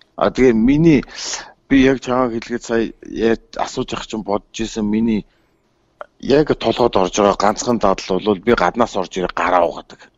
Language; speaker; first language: Mongolian; native; Mongolian